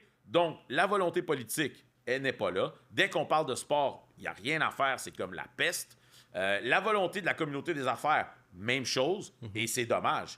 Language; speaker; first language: French; native; French